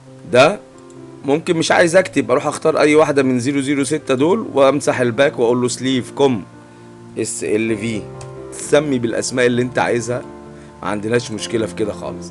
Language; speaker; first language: Arabic; native; Arabic